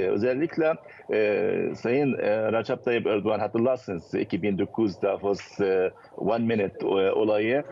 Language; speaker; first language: Turkish; non-native, fluent; Arabic